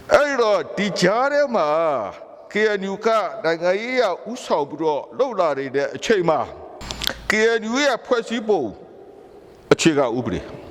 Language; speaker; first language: Burmese; non-native, local second language; S'gaw Karen